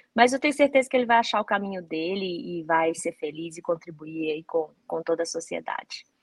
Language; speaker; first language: Portuguese; early bilingual, other home language; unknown